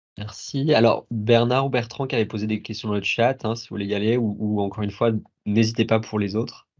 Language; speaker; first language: French; native; French